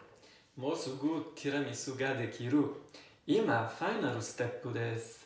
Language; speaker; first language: Japanese; non-native, learner; Italian